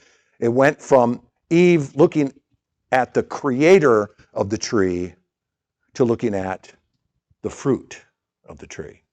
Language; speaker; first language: English; native; English